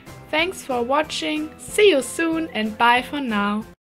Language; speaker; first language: English; non-native, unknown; German